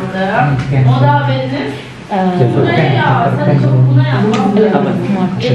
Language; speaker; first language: Turkish; non-native, learner; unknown